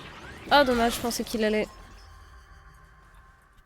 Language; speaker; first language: French; native; French